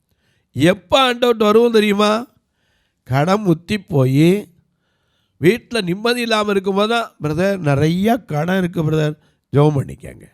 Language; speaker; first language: Tamil; native; Tamil